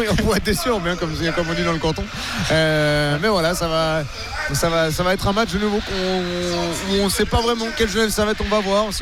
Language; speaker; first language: French; native; French